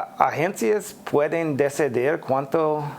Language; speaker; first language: Spanish; non-native, learner; English